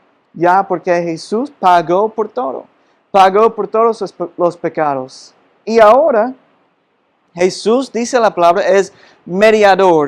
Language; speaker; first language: Spanish; non-native, fluent; English